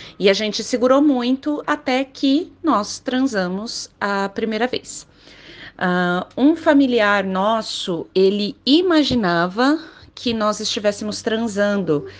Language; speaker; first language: Portuguese; native; Portuguese